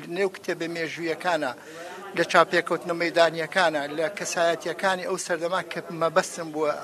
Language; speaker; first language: Central Kurdish; non-native, local second language; Gurani